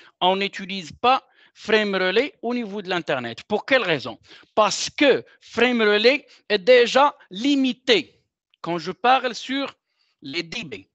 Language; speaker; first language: French; non-native, local second language; Arabic